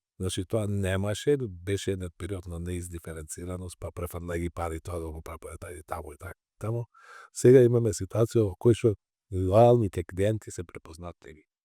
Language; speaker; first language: Macedonian; native; Macedonian